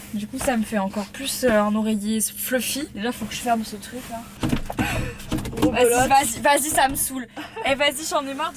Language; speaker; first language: French; native; French